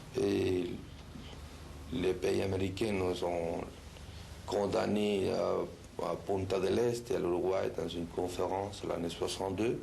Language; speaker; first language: French; non-native, fluent; Spanish